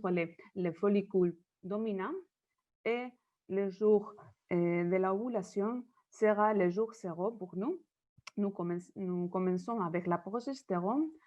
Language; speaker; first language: French; non-native, learner; Spanish